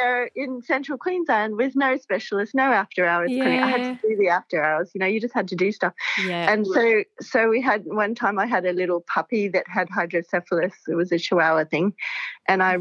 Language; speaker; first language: English; native; English